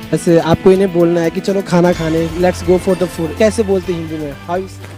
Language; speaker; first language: Hindi; native; Hindi